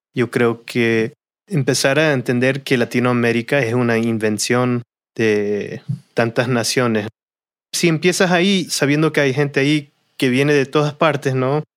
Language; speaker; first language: Spanish; early bilingual, heritage; Spanish